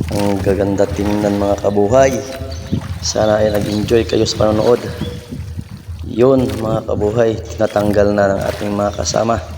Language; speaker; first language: Filipino; non-native, local second language; Cebuano